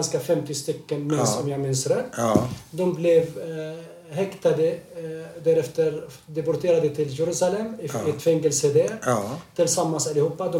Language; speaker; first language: Swedish; non-native, fluent; Arabic